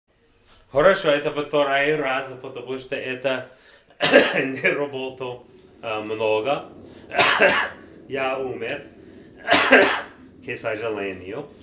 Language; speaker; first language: Russian; non-native, learner; English